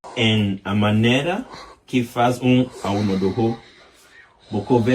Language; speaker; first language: Portuguese; non-native, learner; English